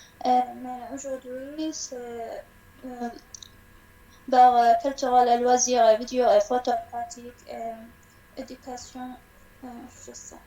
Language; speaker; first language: French; non-native, learner; Arabic